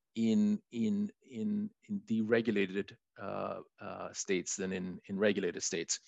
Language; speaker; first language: English; non-native, fluent; Spanish